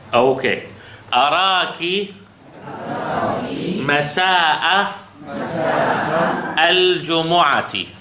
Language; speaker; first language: Arabic; non-native, learner; Chinese